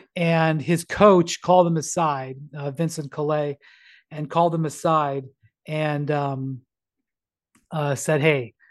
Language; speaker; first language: English; native; English